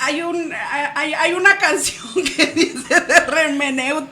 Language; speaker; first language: Spanish; native; Spanish